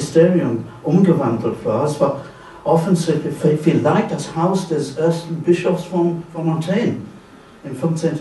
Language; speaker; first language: German; non-native, fluent; English